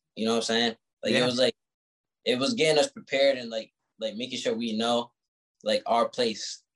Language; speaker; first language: English; native; English